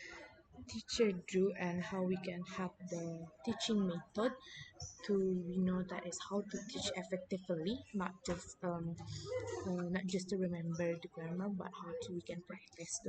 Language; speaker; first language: English; non-native, learner; Indonesian